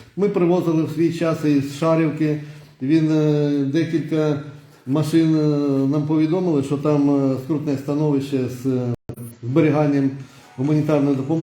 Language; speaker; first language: Ukrainian; native; Ukrainian